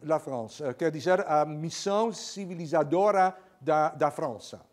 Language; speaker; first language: Portuguese; non-native, fluent; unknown